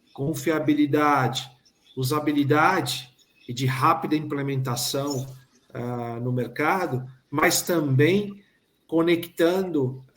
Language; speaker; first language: Portuguese; native; Portuguese